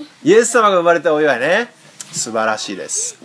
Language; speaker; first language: Japanese; native; Japanese